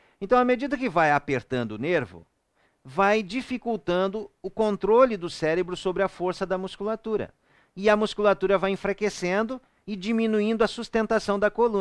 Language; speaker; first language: Portuguese; native; Portuguese